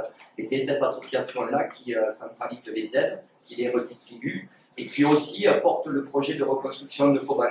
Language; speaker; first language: French; native; French